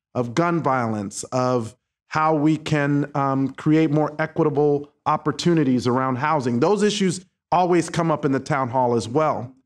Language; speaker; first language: English; native; English